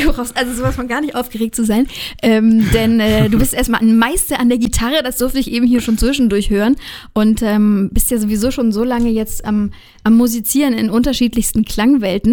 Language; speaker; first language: German; native; German